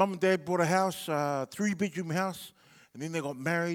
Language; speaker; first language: English; non-native, local second language; Samoan